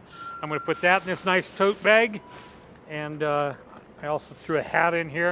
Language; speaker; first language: English; native; English